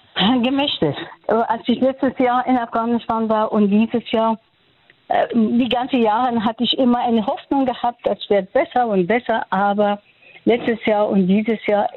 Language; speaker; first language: German; non-native, fluent; Persian